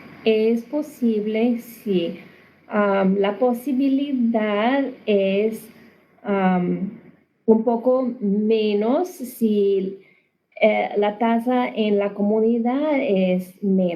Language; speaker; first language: Spanish; non-native, learner; English